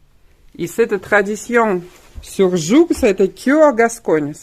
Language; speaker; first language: French; non-native, learner; Russian